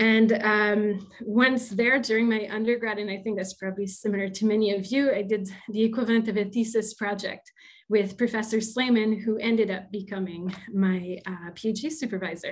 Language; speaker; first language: English; non-native, fluent; French